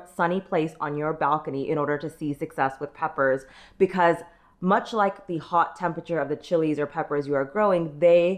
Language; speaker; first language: English; native; English